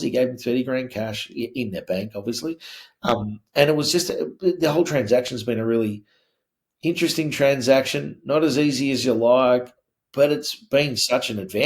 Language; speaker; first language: English; native; English